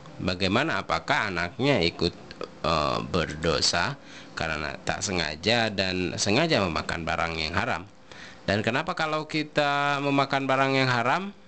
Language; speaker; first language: Indonesian; native; Indonesian